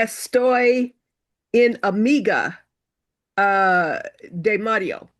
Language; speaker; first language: Spanish; non-native, learner; English